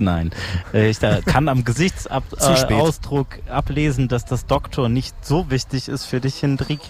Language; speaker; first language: German; native; German